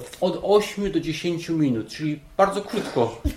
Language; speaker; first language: Polish; early bilingual, heritage; English